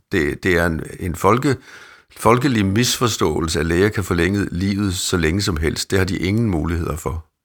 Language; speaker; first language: Danish; native; Danish